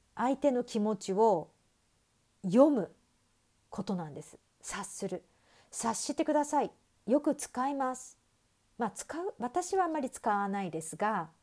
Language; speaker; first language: Japanese; native; Japanese